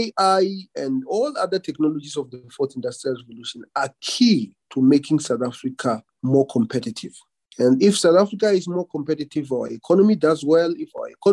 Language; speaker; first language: English; non-native, local second language; Venda